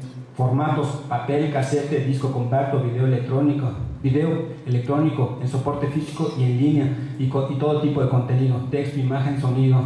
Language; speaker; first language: Spanish; native; Spanish